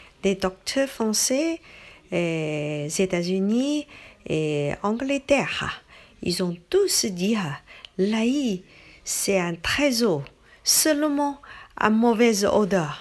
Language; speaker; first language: French; non-native, learner; Chinese